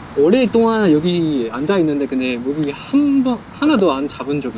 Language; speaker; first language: Korean; non-native, fluent; Chinese